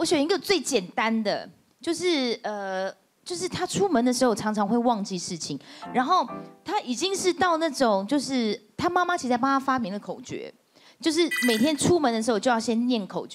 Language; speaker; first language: Chinese; native; Chinese